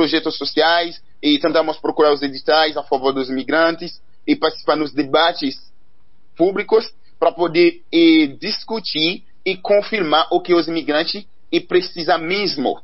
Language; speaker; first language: Portuguese; non-native, learner; Haitian Creole